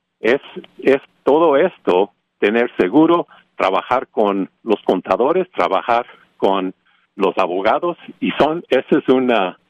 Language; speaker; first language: Spanish; early bilingual, heritage; Spanish